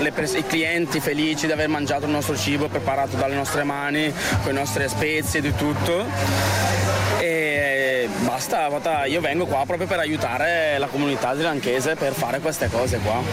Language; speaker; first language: Italian; early bilingual, other home language; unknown